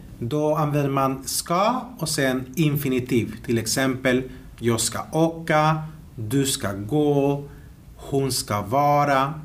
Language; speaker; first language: Swedish; native; Swedish